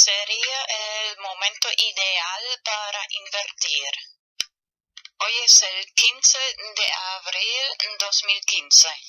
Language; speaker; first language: Spanish; non-native, learner; German